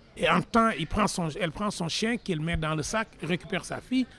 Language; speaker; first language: French; non-native, local second language; Wolof